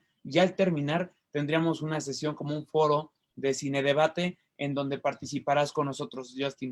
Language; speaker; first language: Spanish; native; Spanish